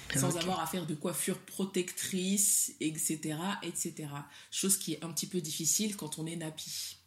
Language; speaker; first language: French; non-native, local second language; Soninke